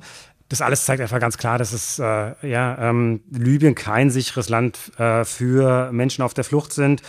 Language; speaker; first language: German; native; German